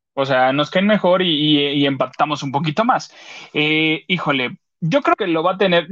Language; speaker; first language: Spanish; native; Spanish